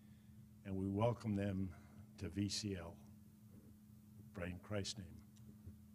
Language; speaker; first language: English; native; English